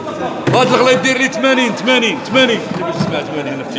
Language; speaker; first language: Arabic; native; Arabic